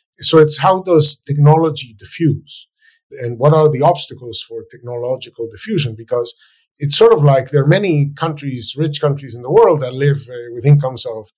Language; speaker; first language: English; non-native, fluent; Spanish